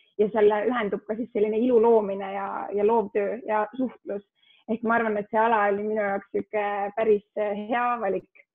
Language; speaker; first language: Estonian; early bilingual, heritage; Estonian